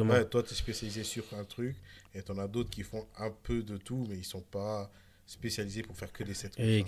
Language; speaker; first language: French; native; French